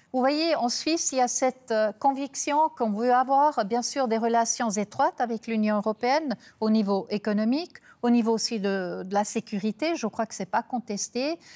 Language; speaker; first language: French; non-native, local second language; German